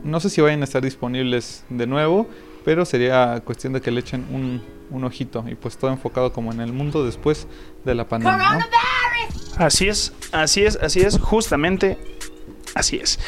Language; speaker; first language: Spanish; native; Spanish